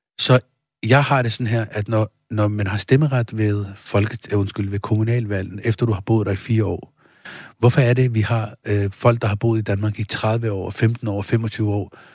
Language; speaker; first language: Danish; early bilingual, other home language; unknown